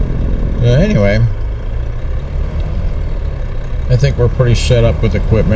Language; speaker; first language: English; native; English